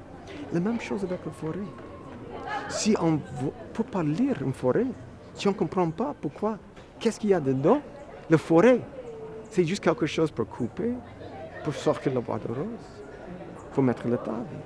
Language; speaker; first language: French; non-native, fluent; English